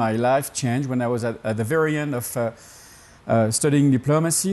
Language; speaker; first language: English; non-native, fluent; French